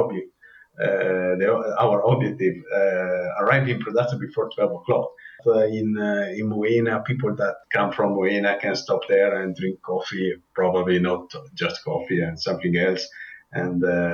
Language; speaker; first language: English; non-native, learner; Italian